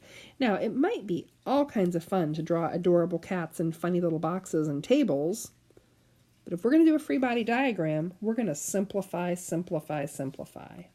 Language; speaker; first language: English; native; English